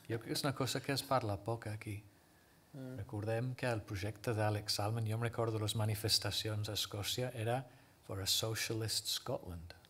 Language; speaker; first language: Catalan; native; Catalan